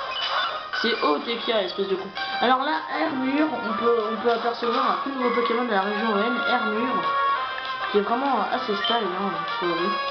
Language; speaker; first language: French; native; French